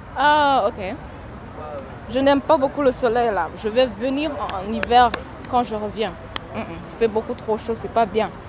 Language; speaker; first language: French; non-native, fluent; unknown